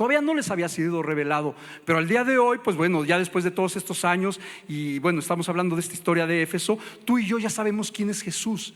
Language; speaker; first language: Spanish; native; Spanish